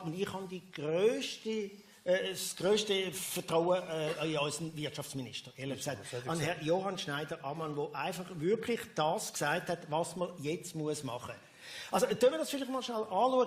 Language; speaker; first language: German; native; German